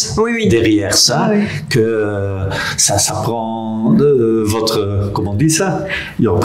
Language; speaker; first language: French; non-native, local second language; Dutch